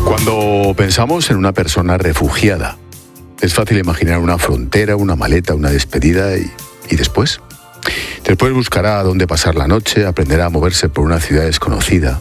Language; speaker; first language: Spanish; native; Spanish